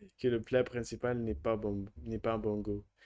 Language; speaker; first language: French; non-native, learner; Russian